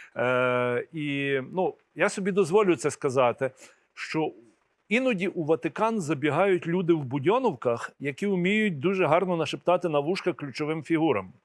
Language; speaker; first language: Ukrainian; native; Ukrainian